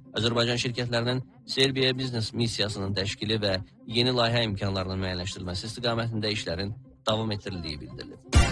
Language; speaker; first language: Azerbaijani; native; Azerbaijani